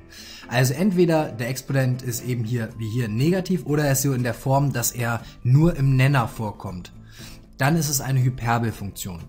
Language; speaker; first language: German; native; German